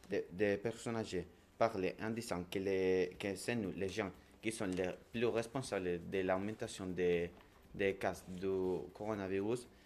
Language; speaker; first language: French; non-native, learner; Spanish